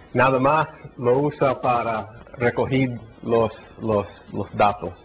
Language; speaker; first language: Spanish; early bilingual, heritage; Spanish